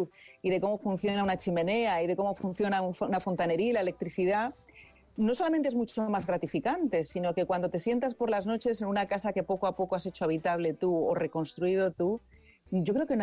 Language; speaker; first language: Spanish; native; Spanish